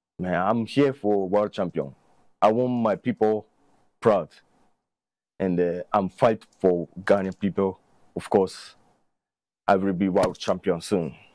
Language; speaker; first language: English; non-native, learner; Japanese